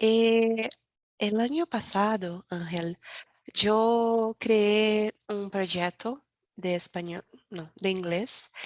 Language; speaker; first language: Spanish; non-native, learner; Portuguese